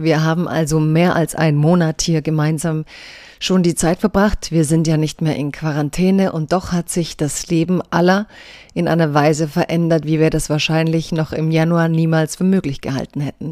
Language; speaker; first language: German; early bilingual, other home language; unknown